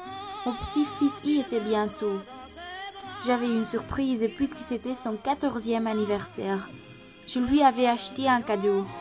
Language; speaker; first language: French; non-native, learner; Dutch